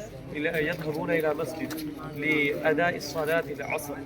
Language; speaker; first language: Arabic; non-native, learner; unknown